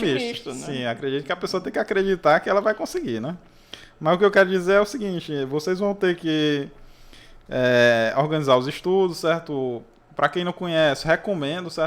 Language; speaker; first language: Portuguese; native; Portuguese